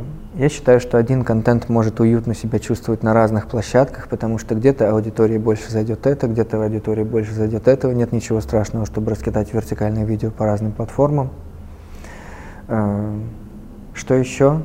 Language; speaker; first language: Russian; native; Russian